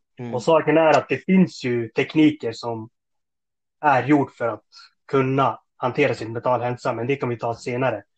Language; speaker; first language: Swedish; early bilingual, other home language; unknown